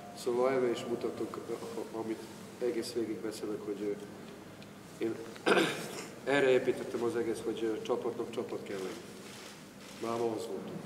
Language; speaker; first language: Hungarian; non-native, fluent; Serbian